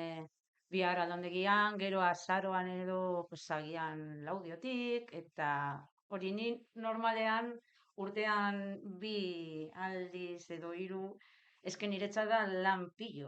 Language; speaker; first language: Basque; non-native, local second language; Spanish